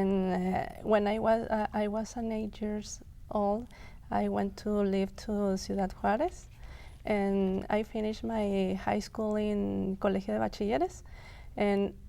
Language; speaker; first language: English; non-native, local second language; Spanish